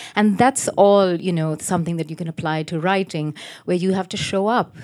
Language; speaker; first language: English; native; English